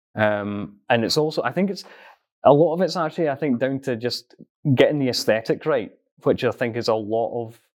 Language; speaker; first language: English; native; English